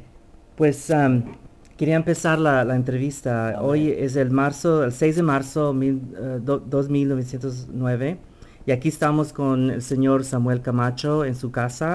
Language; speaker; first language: Spanish; early bilingual, heritage; Spanish